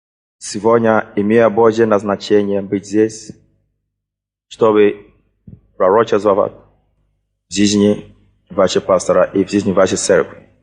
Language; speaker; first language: Russian; non-native, fluent; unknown